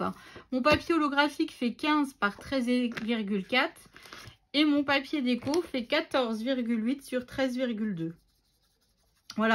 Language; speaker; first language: French; native; French